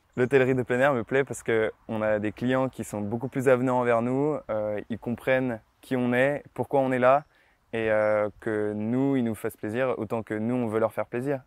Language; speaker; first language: French; native; French